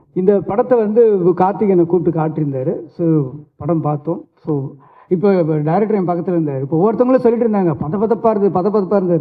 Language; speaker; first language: Tamil; native; Tamil